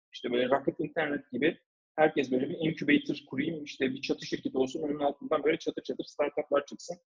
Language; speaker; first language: Turkish; early bilingual, heritage; Turkish